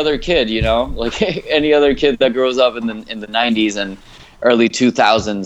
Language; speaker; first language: English; non-native, fluent; Spanish